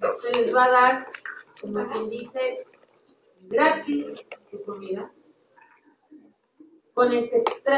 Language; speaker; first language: Spanish; native; Spanish